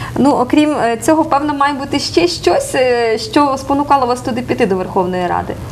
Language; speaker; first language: Ukrainian; native; Ukrainian